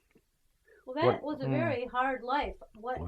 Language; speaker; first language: English; native; English